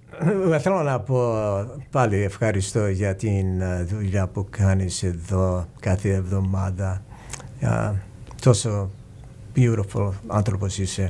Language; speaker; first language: Greek; early bilingual, heritage; English